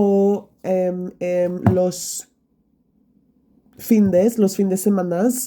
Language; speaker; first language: Spanish; non-native, learner; English